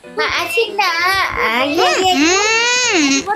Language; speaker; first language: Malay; non-native, learner; Vietnamese